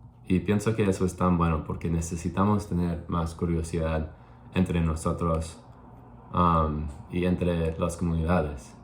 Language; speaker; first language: Spanish; non-native, learner; English